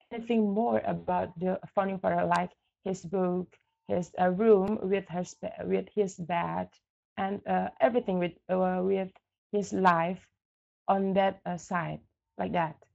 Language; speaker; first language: English; non-native, learner; Indonesian